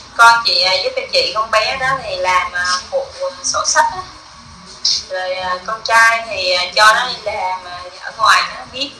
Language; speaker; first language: Vietnamese; native; Vietnamese